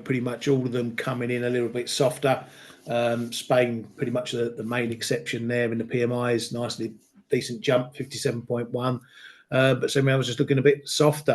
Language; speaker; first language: English; native; English